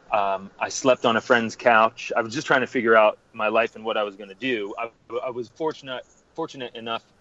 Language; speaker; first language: English; native; English